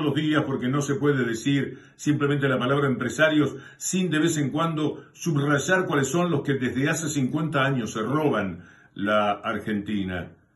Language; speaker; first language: Spanish; native; Spanish